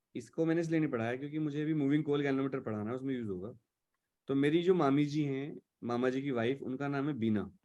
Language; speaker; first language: Hindi; native; Hindi